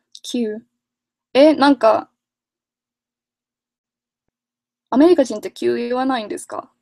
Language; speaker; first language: Japanese; non-native, fluent; English